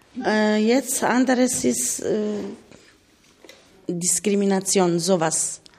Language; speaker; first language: German; non-native, learner; Bulgarian